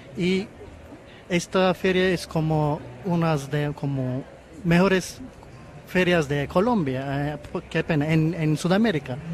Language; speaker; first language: Spanish; non-native, learner; Turkish